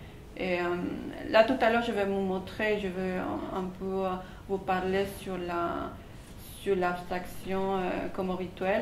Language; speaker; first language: French; non-native, fluent; Spanish